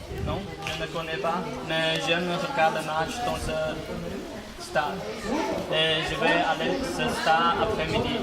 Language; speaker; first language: French; non-native, learner; Portuguese